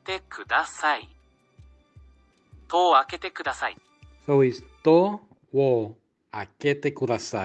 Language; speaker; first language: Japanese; non-native, learner; English